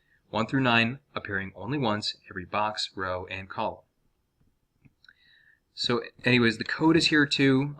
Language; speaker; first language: English; native; English